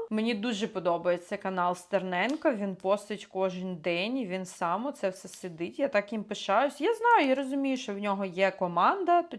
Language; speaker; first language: Ukrainian; non-native, local second language; Russian